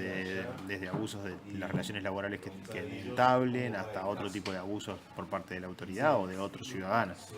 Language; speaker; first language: Spanish; native; Spanish